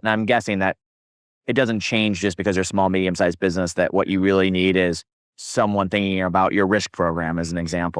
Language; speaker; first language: English; native; English